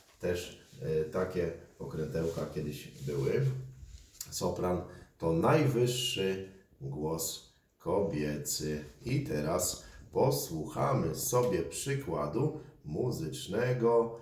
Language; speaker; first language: Polish; native; Polish